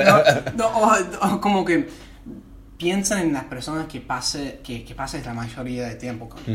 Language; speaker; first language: Spanish; non-native, fluent; English